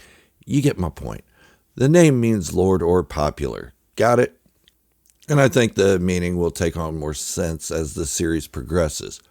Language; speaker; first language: English; native; English